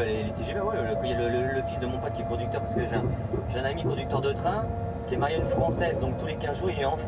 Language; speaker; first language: French; native; French